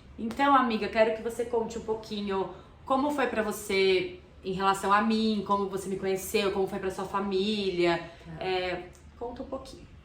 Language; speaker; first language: Portuguese; native; Portuguese